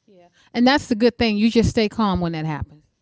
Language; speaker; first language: English; native; English